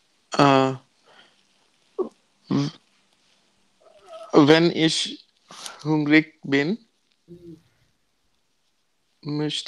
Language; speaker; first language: German; non-native, learner; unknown